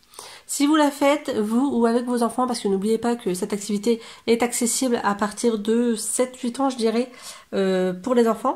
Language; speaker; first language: French; native; French